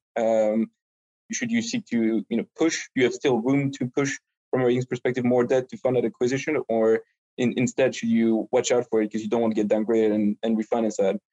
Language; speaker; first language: English; non-native, fluent; French